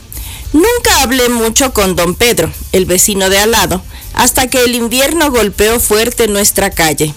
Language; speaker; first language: Spanish; native; Spanish